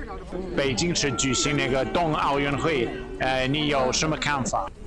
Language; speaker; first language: Chinese; non-native, learner; English